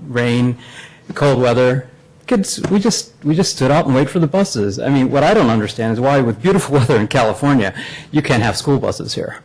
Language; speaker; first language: English; native; English